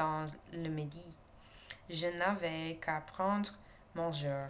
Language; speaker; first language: French; non-native, learner; English